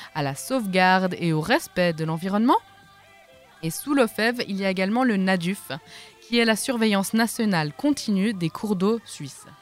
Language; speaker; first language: French; native; French